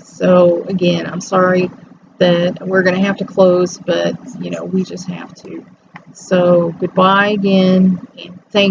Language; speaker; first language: English; native; English